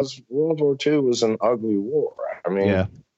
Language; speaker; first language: English; native; English